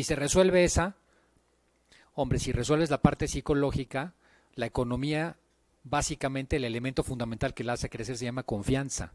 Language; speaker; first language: Spanish; native; Spanish